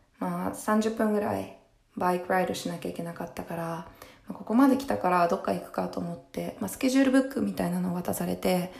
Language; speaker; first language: Japanese; early bilingual, heritage; Japanese